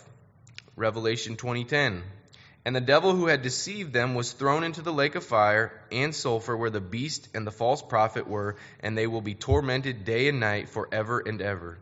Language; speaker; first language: English; native; English